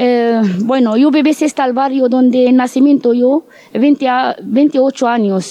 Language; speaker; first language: Spanish; non-native, learner; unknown